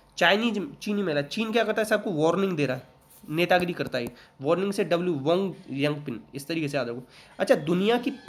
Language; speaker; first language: Hindi; native; Hindi